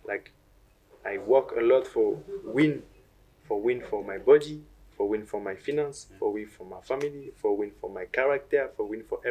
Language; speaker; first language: English; non-native, learner; French